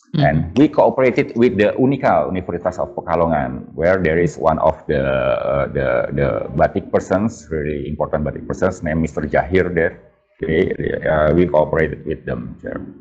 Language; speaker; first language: English; non-native, fluent; Indonesian